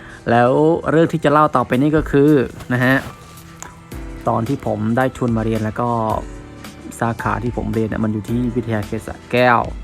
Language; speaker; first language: Thai; non-native, fluent; Khmer